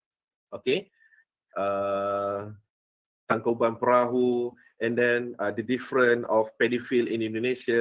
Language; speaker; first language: English; non-native, fluent; Malay